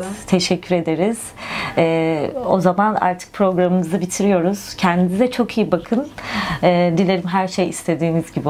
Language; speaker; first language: Turkish; native; Turkish